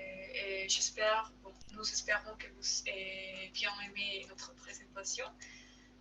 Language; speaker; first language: French; non-native, learner; Spanish